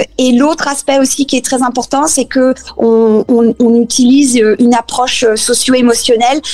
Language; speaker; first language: French; early bilingual, other home language; Spanish